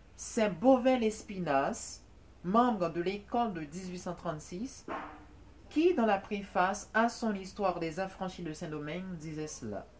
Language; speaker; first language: French; non-native, local second language; Haitian Creole